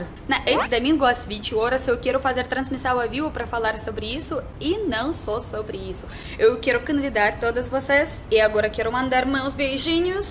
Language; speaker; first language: Portuguese; non-native, learner; Russian